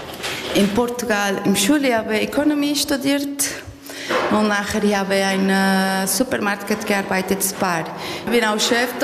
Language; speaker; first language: German; non-native, learner; Portuguese